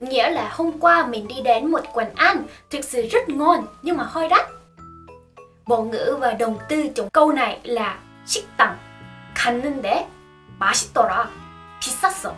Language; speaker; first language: Vietnamese; non-native, fluent; Korean